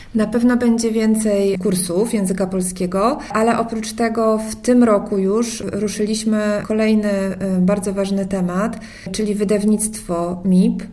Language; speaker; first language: Polish; native; Polish